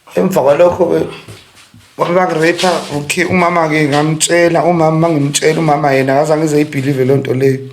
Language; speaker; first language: Zulu; native; Zulu